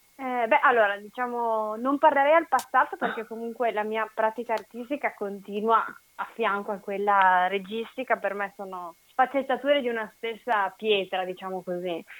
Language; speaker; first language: Italian; native; Italian